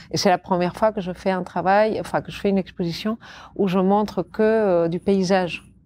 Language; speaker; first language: French; non-native, fluent; Catalan